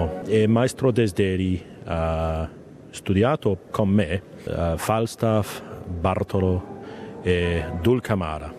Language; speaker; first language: Italian; non-native, learner; English